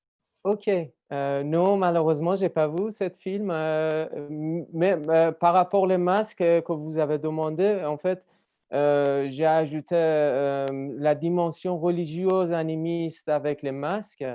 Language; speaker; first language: French; non-native, learner; Persian